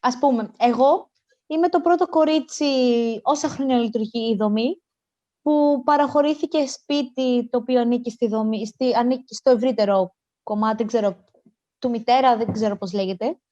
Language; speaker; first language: Greek; native; Greek